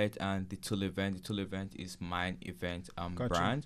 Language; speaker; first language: English; non-native, local second language; Yoruba